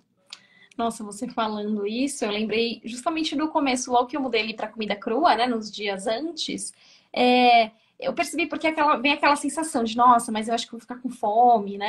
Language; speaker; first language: Portuguese; native; Portuguese